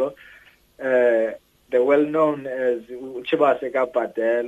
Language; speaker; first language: English; non-native, local second language; Xhosa